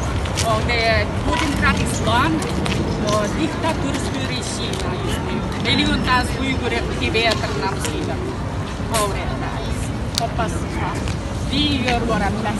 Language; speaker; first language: Swedish; non-native, learner; Uyghur